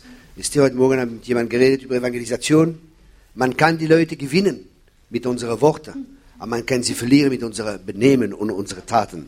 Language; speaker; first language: German; non-native, fluent; French